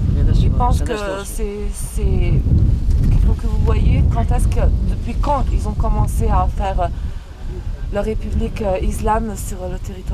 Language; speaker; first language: French; non-native, fluent; Bosnian